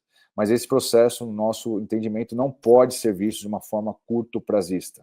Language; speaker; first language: Portuguese; native; Portuguese